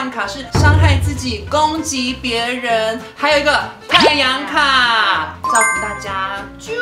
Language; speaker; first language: Chinese; native; Chinese